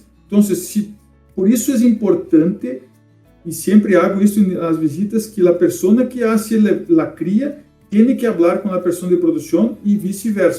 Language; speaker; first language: Spanish; non-native, fluent; Portuguese